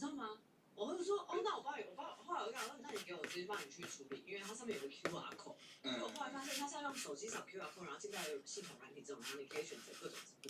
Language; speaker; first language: Chinese; native; Chinese